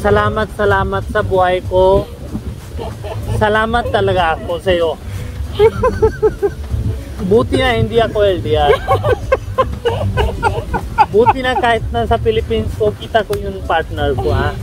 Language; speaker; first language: Filipino; non-native, learner; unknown